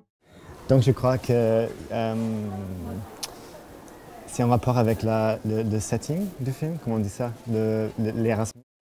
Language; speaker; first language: French; non-native, fluent; German